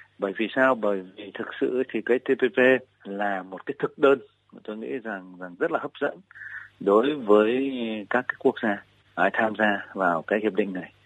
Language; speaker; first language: Vietnamese; native; Vietnamese